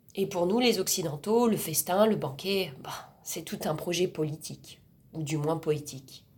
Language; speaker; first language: French; native; French